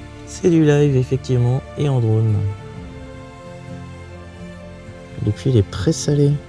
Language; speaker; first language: French; native; French